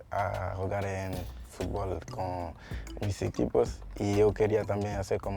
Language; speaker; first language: Spanish; non-native, learner; Portuguese